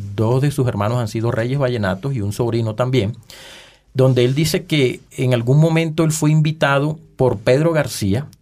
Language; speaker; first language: Spanish; native; Spanish